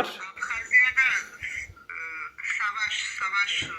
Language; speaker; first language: Turkish; non-native, learner; Georgian